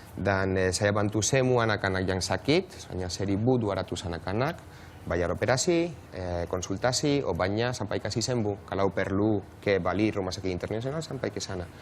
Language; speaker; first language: Indonesian; non-native, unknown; Spanish